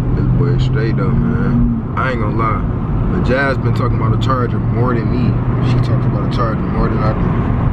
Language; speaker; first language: English; native; English